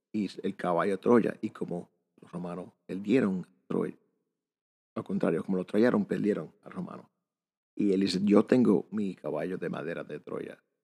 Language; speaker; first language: Spanish; early bilingual, heritage; Spanish